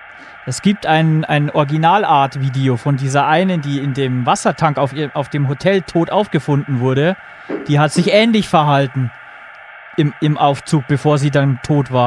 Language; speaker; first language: German; native; German